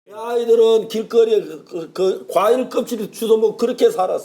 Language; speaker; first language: Korean; native; Korean